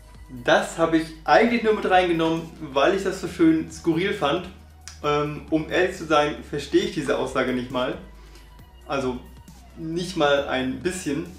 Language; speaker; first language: German; native; German